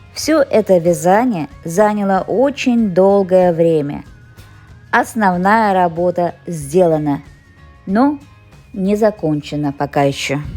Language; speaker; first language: Russian; non-native, local second language; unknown